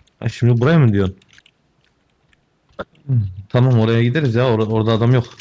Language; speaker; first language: Turkish; native; Turkish